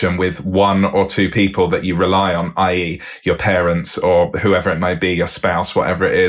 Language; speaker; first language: English; native; English